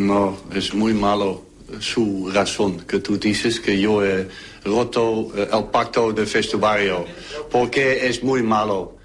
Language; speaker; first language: Spanish; non-native, learner; Dutch